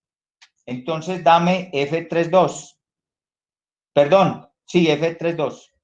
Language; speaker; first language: Spanish; native; Spanish